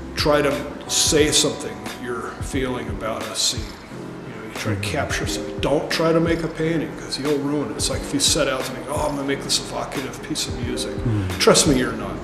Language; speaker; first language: English; native; English